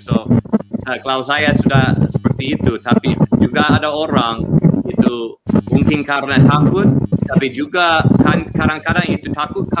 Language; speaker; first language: Indonesian; non-native, learner; English